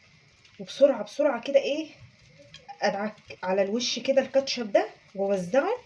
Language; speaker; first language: Arabic; native; Arabic